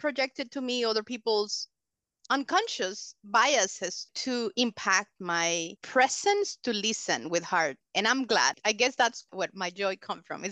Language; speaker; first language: English; non-native, fluent; Spanish